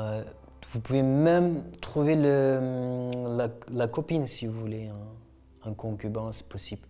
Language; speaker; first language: French; non-native, fluent; Uyghur